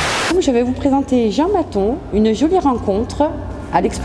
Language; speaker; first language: French; native; French